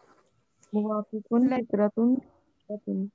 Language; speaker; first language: Arabic; non-native, learner; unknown